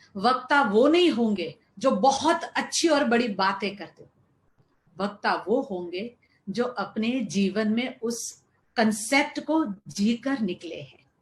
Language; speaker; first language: Hindi; non-native, local second language; Gujarati